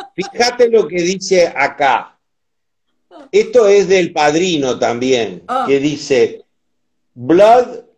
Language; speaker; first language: Spanish; native; Spanish